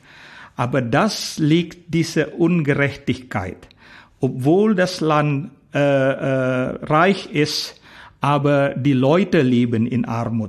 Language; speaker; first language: German; non-native, fluent; Indonesian